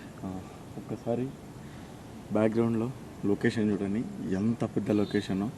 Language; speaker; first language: Telugu; native; Telugu